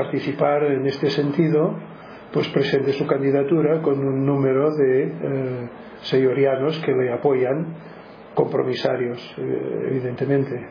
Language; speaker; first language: Spanish; native; Spanish